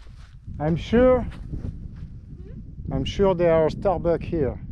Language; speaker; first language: English; non-native, learner; French